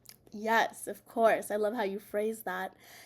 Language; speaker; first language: English; native; English